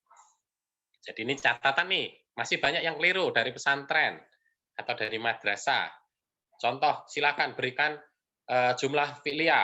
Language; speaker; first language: Indonesian; native; Indonesian